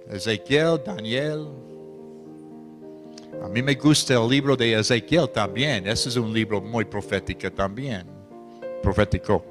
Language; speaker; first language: Spanish; non-native, fluent; English